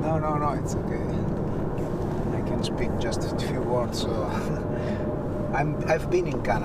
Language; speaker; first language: English; non-native, learner; Italian